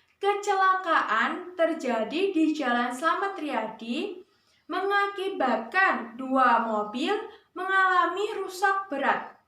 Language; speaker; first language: Indonesian; native; Indonesian